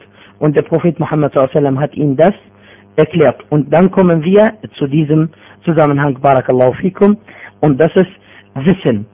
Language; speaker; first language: German; non-native, fluent; Arabic